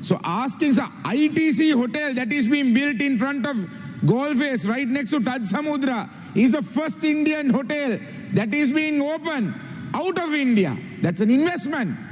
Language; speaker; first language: English; non-native, local second language; Sinhala